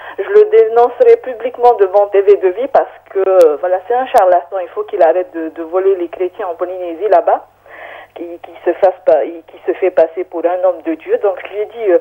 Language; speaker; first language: French; native; French